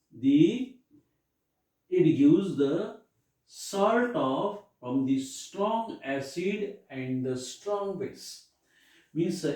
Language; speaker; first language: English; non-native, local second language; Marathi